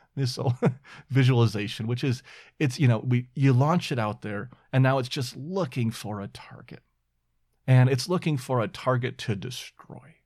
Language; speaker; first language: English; native; English